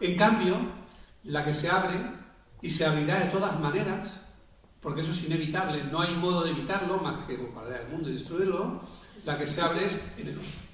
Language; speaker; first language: Spanish; native; Spanish